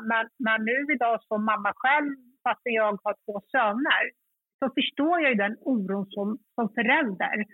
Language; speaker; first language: Swedish; early bilingual, other home language; Kurdish